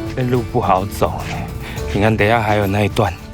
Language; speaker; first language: Chinese; native; Chinese